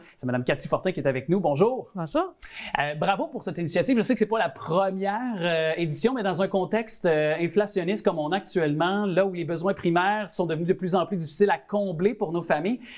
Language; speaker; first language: French; native; French